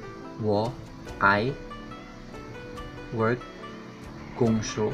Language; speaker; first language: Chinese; non-native, fluent; Filipino